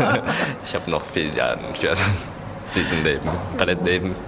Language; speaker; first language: German; non-native, learner; Japanese